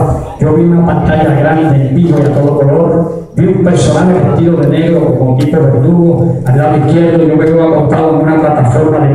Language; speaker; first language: Spanish; native; Spanish